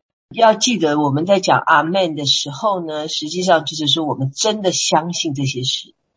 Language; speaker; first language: Chinese; native; Chinese